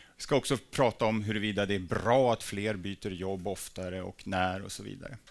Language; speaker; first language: Swedish; native; Swedish